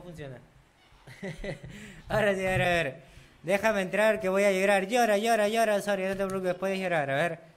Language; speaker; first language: Spanish; native; Spanish